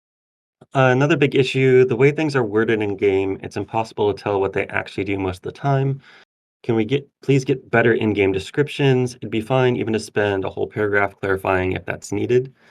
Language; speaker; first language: English; native; English